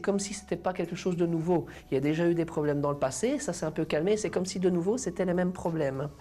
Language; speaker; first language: French; native; French